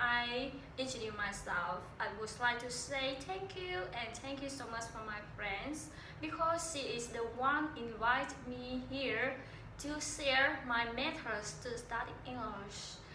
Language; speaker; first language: English; non-native, learner; Vietnamese